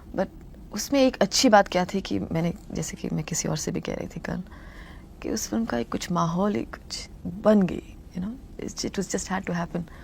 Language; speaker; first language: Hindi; non-native, local second language; Tamil